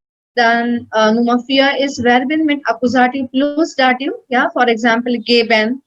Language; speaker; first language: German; non-native, learner; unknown